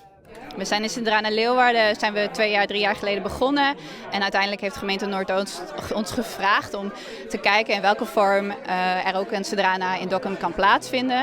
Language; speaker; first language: Dutch; native; Dutch